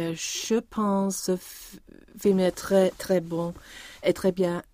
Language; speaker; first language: French; non-native, learner; Swedish